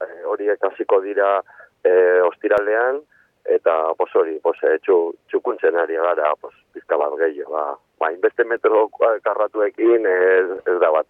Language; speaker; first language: Basque; non-native, local second language; Spanish